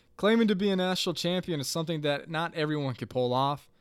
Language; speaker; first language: English; native; English